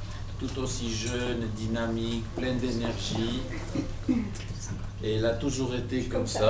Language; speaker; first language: French; non-native, fluent; Georgian